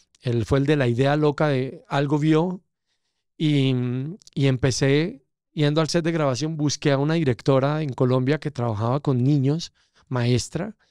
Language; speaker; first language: Spanish; native; Spanish